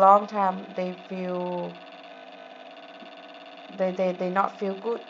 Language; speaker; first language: English; non-native, learner; Vietnamese